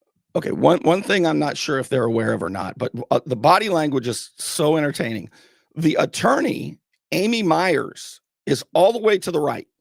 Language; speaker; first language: English; native; English